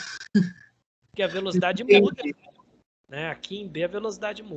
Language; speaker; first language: Portuguese; native; Portuguese